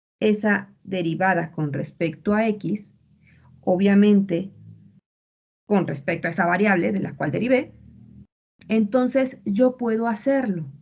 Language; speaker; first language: Spanish; native; Spanish